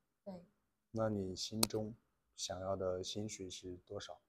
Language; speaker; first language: Chinese; native; Chinese